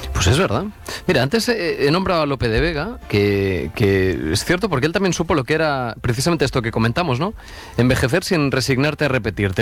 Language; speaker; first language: Spanish; native; Spanish